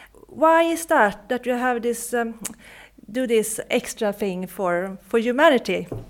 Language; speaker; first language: English; non-native, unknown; Swedish